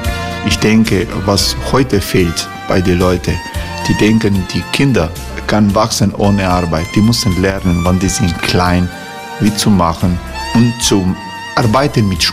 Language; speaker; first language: German; non-native, learner; Croatian